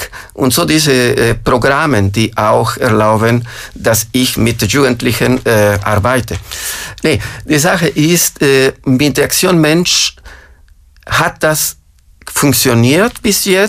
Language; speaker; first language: German; non-native, fluent; Spanish